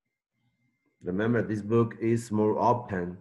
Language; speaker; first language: English; non-native, learner; Spanish